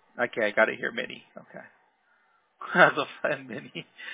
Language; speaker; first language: English; early bilingual, other home language; Spanish